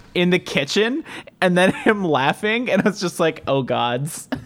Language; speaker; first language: English; native; English